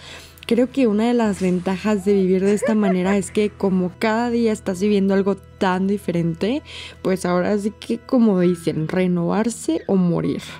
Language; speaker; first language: Spanish; native; Spanish